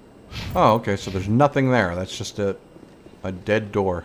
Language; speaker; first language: English; native; English